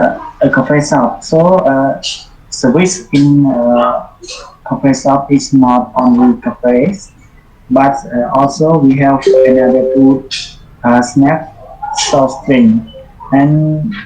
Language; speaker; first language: English; non-native, learner; Khmer